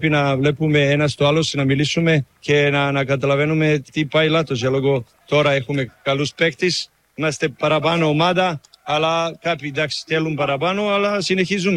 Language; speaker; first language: Greek; non-native, learner; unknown